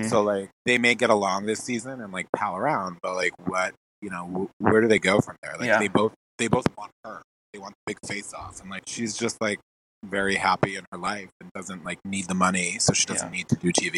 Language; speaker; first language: English; native; English